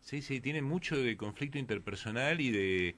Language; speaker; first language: Spanish; native; Spanish